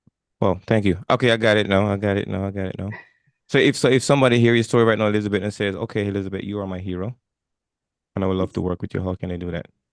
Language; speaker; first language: English; non-native, fluent; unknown